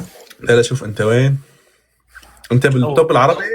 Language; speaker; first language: Arabic; native; Arabic